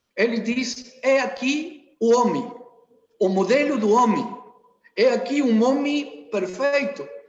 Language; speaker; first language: Portuguese; non-native, learner; Spanish